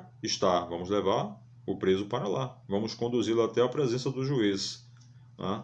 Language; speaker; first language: Portuguese; native; Portuguese